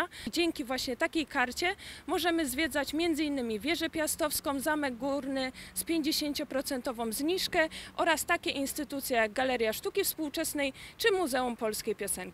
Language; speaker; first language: Polish; native; Polish